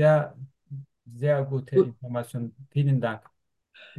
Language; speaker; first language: German; non-native, learner; Turkish